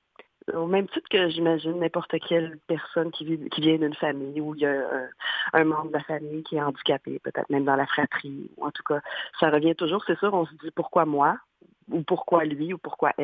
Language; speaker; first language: French; native; French